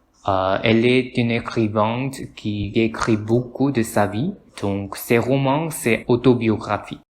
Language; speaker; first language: French; non-native, learner; Korean